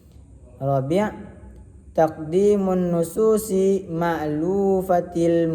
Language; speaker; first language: Arabic; non-native, learner; Indonesian